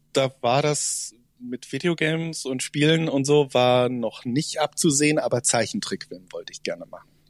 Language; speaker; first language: German; native; German